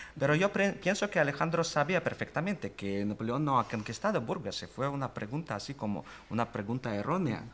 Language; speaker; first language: Spanish; non-native, fluent; Russian